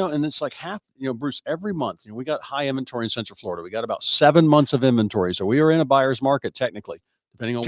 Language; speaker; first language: English; native; English